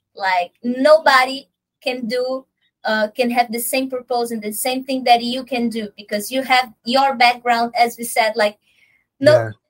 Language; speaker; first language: English; non-native, learner; Portuguese